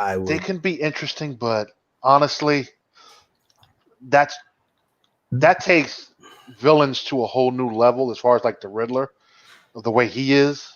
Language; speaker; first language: English; native; English